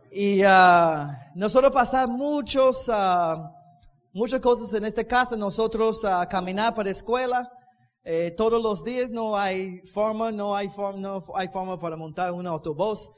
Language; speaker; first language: Spanish; non-native, learner; English